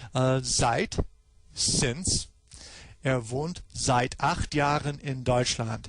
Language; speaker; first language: German; non-native, fluent; English